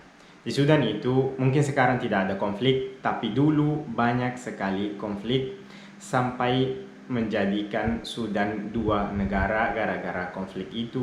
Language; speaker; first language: Indonesian; non-native, fluent; Arabic